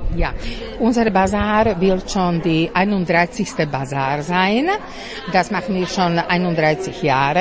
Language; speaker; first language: German; non-native, fluent; Slovak